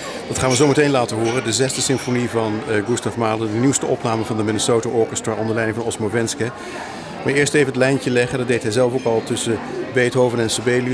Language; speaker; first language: Dutch; native; Dutch